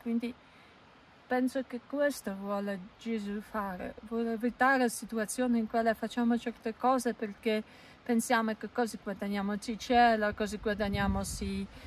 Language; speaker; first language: Italian; non-native, learner; Polish